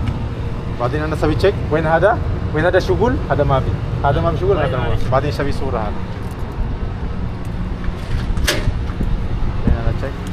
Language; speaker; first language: Arabic; non-native, learner; Filipino